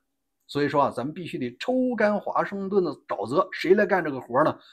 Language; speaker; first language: Chinese; native; Chinese